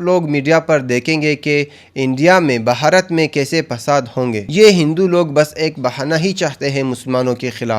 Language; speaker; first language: Hindi; native; Hindi